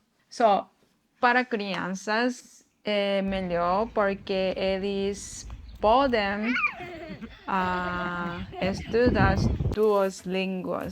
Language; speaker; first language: Portuguese; non-native, learner; Japanese